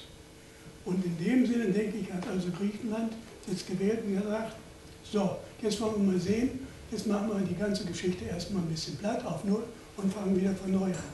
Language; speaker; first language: German; native; German